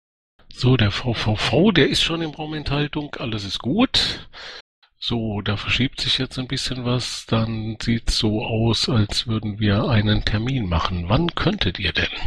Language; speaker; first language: German; native; German